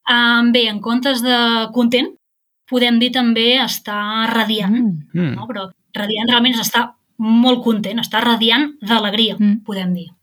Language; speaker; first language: Catalan; native; Catalan